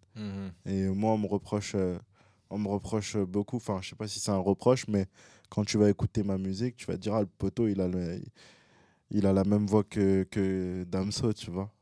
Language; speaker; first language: French; early bilingual, other home language; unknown